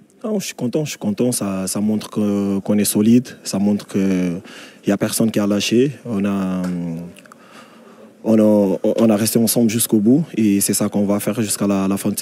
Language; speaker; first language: French; non-native, fluent; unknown